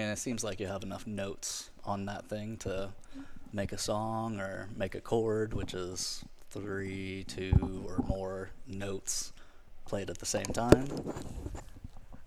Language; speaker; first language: English; native; English